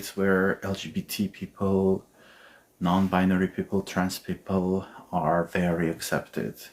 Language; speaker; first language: English; non-native, fluent; Armenian